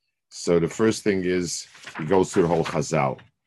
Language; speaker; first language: English; native; English